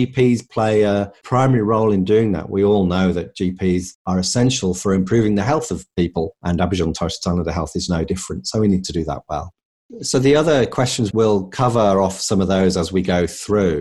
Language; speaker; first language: English; native; English